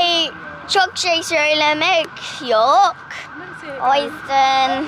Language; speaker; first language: Turkish; early bilingual, heritage; Turkish